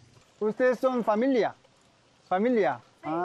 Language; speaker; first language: Spanish; non-native, fluent; Korean